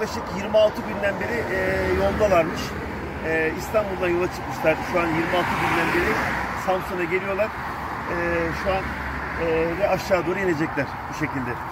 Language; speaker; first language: Turkish; native; Turkish